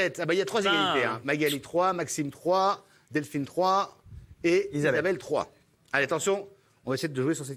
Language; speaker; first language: French; native; French